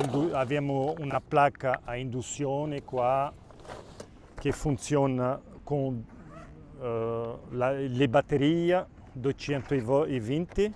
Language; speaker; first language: Italian; non-native, local second language; Spanish